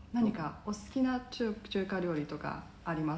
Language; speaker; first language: Japanese; non-native, fluent; Chinese